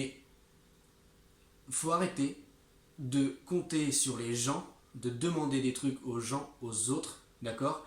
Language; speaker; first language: French; native; French